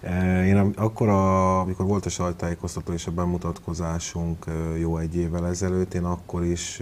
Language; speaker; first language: Hungarian; native; Hungarian